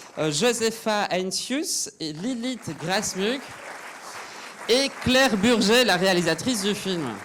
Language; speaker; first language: French; native; French